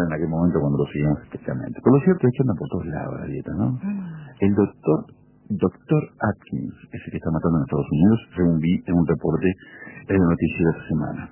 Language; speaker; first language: Spanish; native; Spanish